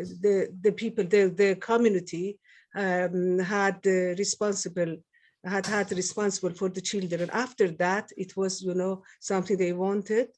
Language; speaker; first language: English; non-native, learner; Persian